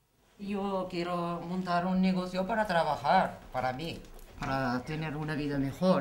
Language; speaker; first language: Spanish; non-native, fluent; Arabic